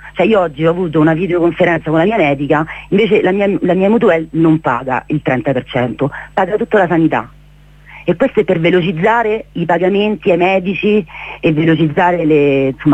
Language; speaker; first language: Italian; native; Italian